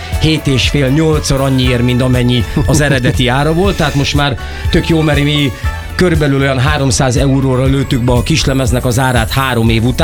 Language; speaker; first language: Hungarian; native; Hungarian